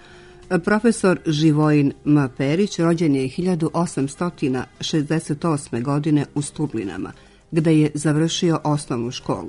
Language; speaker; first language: Serbian; native; Serbian